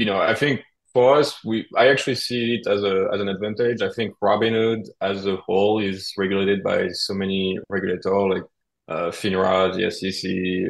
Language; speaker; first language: English; non-native, fluent; French